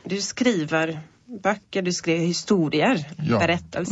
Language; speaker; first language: Swedish; non-native, fluent; Polish